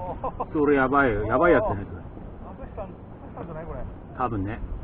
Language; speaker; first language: Japanese; native; Japanese